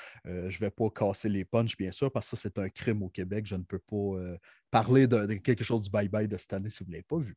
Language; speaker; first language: French; native; French